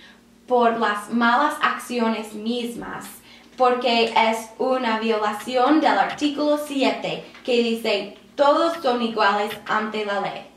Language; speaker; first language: Spanish; non-native, learner; English